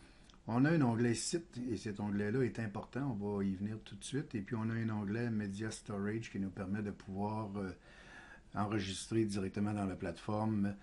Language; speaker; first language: French; native; French